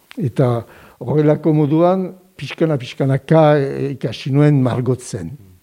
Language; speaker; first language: Basque; non-native, local second language; French